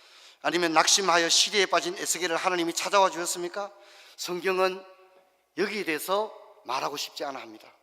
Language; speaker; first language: Korean; native; Korean